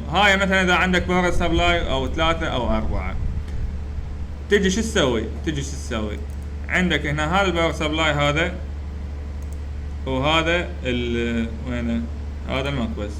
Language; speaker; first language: Arabic; native; Arabic